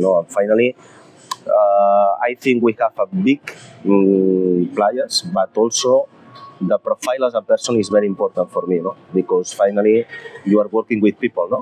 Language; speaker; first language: English; non-native, fluent; Spanish